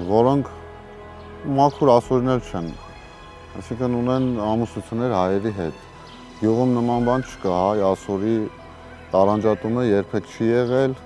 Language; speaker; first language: Armenian; native; Armenian